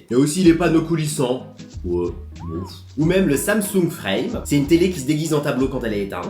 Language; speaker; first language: French; native; French